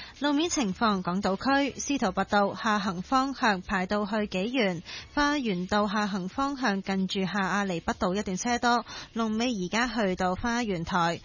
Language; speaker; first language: Chinese; non-native, local second language; Cantonese